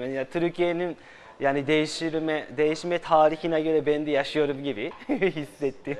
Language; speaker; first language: Turkish; non-native, fluent; Japanese